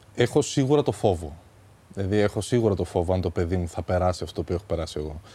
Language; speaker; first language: Greek; early bilingual, other home language; Albanian